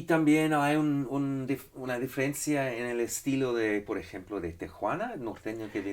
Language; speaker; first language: Spanish; non-native, fluent; English